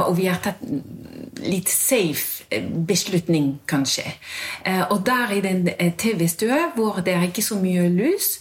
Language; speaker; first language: Norwegian; non-native, fluent; French